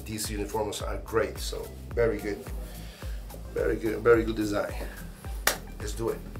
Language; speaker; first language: English; non-native, fluent; Spanish